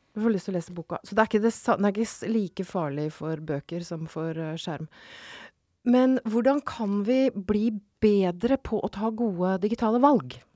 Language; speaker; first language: Norwegian; native; Norwegian